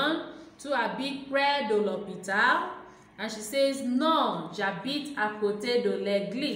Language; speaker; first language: French; non-native, fluent; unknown